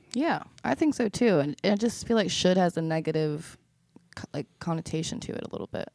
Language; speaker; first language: English; native; English